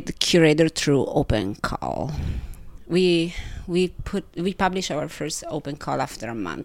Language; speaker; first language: English; non-native, fluent; Italian